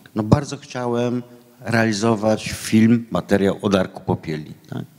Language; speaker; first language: Polish; native; Polish